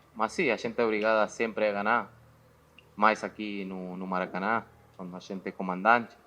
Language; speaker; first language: Portuguese; non-native, learner; Spanish